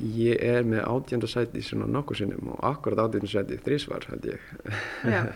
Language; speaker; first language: Icelandic; early bilingual, heritage; Icelandic